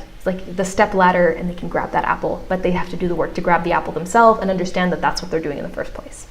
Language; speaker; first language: English; native; English